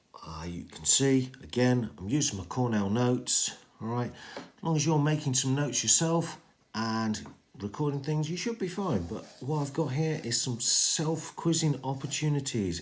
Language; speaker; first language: English; native; English